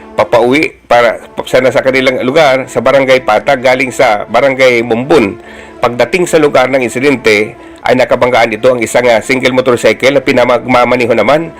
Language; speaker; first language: Filipino; non-native, local second language; Bikol